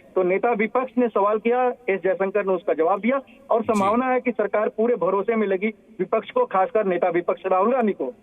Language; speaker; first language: Hindi; native; Hindi